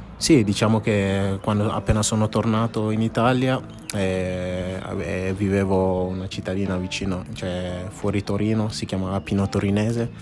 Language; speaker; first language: Italian; early bilingual, other home language; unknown